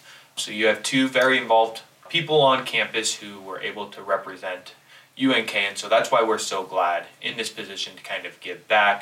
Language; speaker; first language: English; native; English